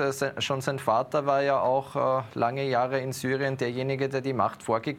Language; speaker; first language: German; native; German